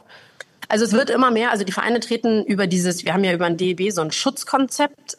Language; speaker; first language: German; native; German